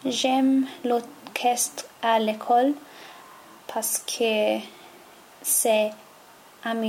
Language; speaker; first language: French; non-native, learner; English